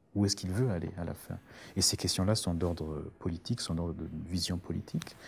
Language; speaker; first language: French; non-native, local second language; Rundi